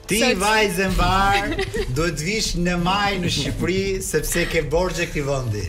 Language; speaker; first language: Albanian; native; Albanian